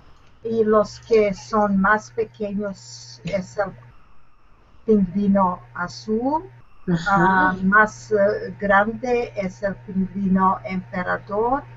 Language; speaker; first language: Spanish; non-native, learner; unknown